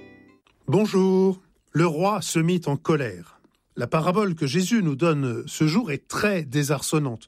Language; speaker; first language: French; native; French